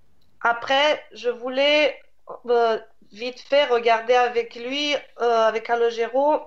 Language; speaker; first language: French; non-native, fluent; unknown